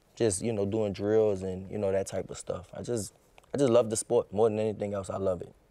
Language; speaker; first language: English; native; English